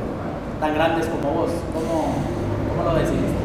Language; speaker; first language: Spanish; native; Spanish